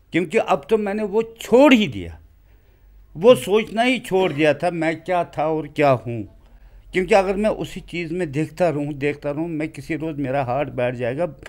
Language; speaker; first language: Hindi; non-native, local second language; Kashmiri